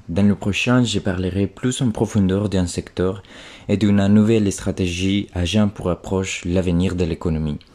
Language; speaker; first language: French; non-native, fluent; Spanish